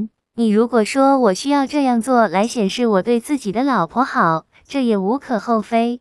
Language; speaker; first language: Chinese; non-native, fluent; Vietnamese